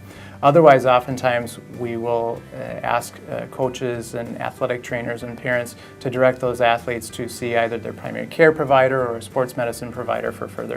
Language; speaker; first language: English; native; English